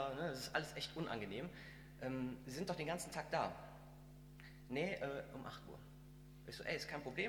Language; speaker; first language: German; native; German